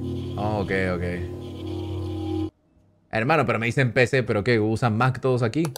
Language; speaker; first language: Spanish; native; Spanish